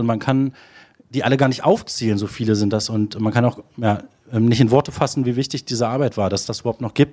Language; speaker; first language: German; native; German